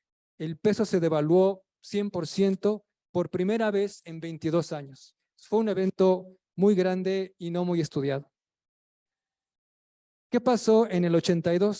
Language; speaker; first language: Spanish; native; Spanish